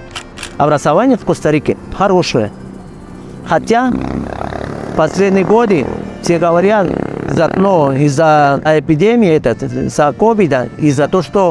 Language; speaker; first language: Russian; non-native, fluent; Spanish